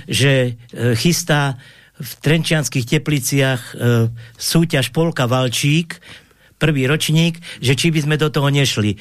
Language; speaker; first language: Slovak; native; Slovak